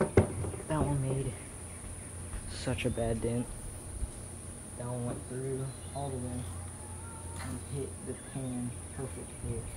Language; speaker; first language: English; native; English